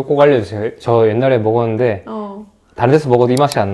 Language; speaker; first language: Korean; native; Korean